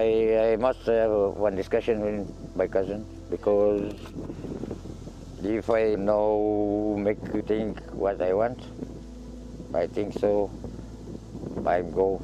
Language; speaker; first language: English; non-native, learner; Romanian